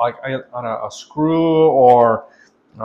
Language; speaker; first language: English; native; English